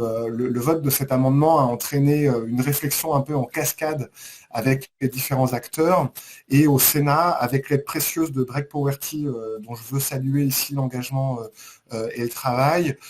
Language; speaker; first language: French; native; French